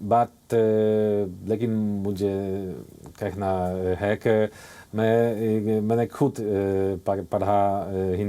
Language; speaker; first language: Hindi; non-native, fluent; Polish